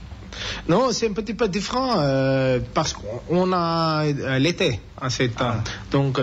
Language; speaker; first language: French; non-native, learner; English